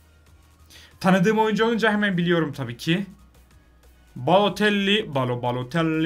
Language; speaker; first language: Turkish; native; Turkish